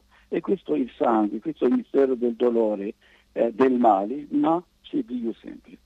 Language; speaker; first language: Italian; non-native, fluent; Arabic